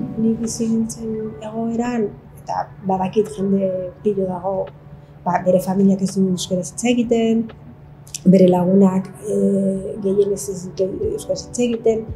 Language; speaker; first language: Basque; non-native, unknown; Spanish